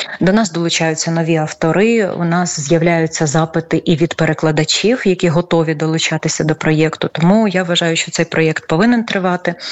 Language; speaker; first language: Ukrainian; native; Ukrainian